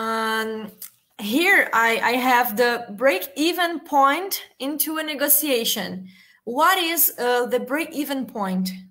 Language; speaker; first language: English; non-native, learner; Portuguese